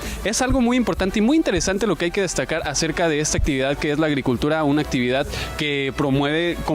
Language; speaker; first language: Spanish; native; Spanish